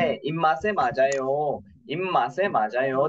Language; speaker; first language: Korean; non-native, fluent; Kyrgyz